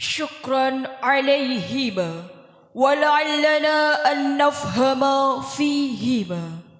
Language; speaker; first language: Arabic; non-native, learner; Indonesian